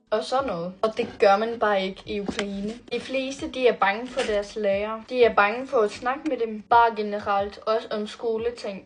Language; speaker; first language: Danish; non-native, fluent; Ukrainian